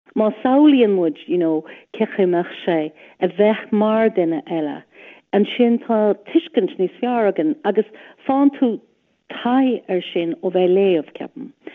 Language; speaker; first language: Irish; non-native, local second language; English